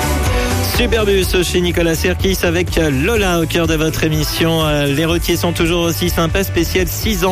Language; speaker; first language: French; native; French